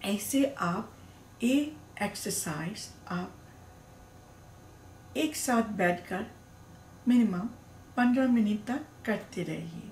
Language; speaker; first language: Hindi; non-native, learner; Bangla